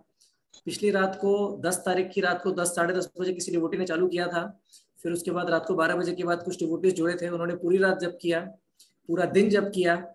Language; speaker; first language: Hindi; native; Hindi